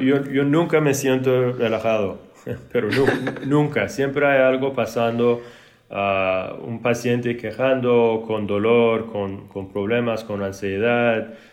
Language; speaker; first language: Spanish; early bilingual, heritage; Spanish